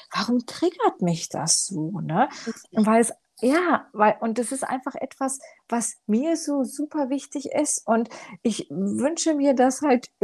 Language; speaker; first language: German; early bilingual, other home language; Romanian